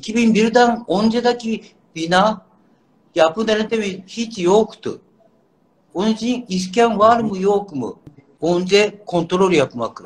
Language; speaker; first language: Turkish; non-native, learner; Japanese